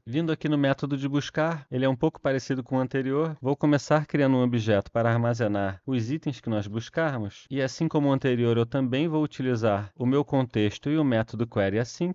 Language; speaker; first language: Portuguese; native; Portuguese